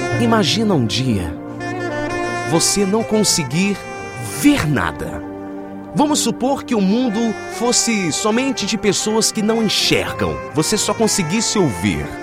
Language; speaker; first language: Portuguese; native; Portuguese